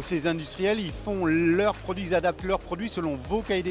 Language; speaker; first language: French; native; French